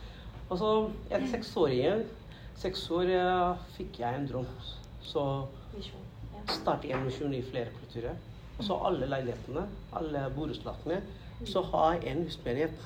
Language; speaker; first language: Norwegian; non-native, learner; Tamil